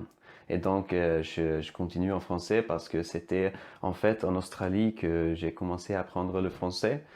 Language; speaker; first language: French; non-native, fluent; Swedish